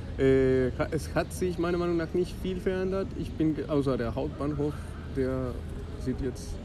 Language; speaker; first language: German; non-native, fluent; Spanish